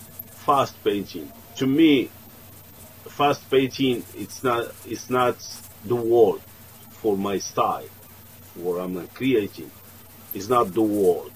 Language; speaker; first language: English; non-native, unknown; Arabic